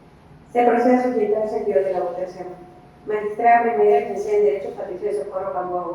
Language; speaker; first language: Spanish; native; Spanish